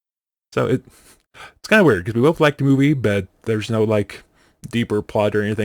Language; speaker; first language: English; native; English